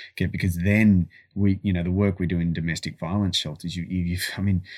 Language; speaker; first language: English; native; English